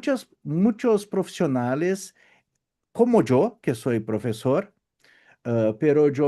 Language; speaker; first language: Spanish; non-native, fluent; Portuguese